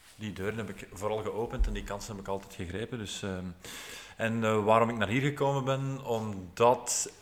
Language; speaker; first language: Dutch; native; Dutch